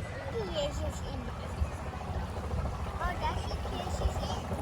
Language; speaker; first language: Dutch; early bilingual, other home language; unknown